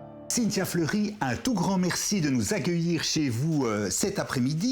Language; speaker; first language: French; native; French